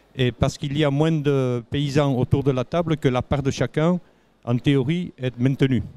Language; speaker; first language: French; native; French